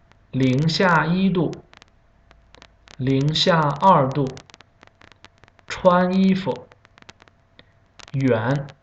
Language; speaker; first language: Chinese; non-native, fluent; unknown